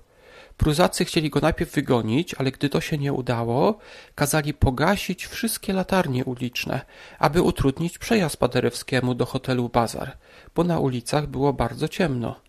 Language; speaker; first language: Polish; native; Polish